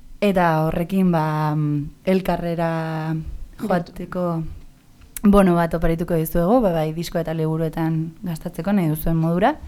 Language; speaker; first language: Basque; native; Basque